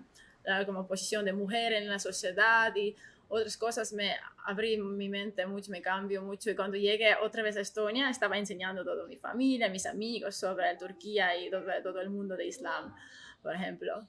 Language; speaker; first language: Spanish; non-native, learner; Estonian